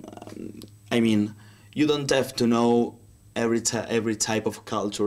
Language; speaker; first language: English; non-native, learner; Italian